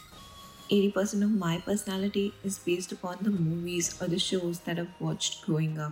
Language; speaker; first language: English; non-native, local second language; Hindi